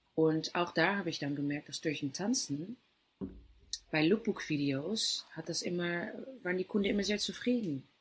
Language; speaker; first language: German; non-native, fluent; Dutch